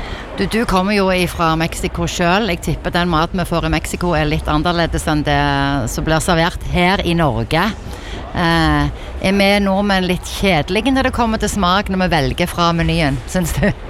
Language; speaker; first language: Norwegian; native; Norwegian